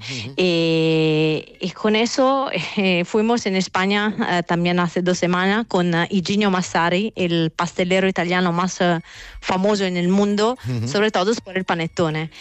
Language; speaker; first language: Spanish; non-native, fluent; Italian